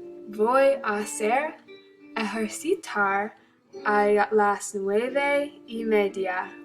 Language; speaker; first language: Spanish; non-native, learner; English